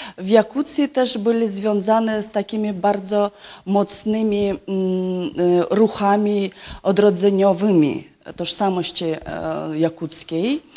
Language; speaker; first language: Polish; non-native, fluent; Yakut